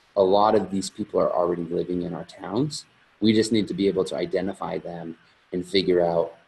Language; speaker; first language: English; native; English